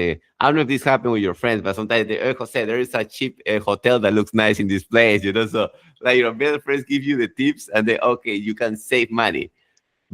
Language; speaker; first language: English; non-native, fluent; Spanish